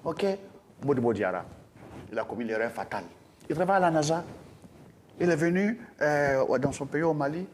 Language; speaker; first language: French; non-native, local second language; Dyula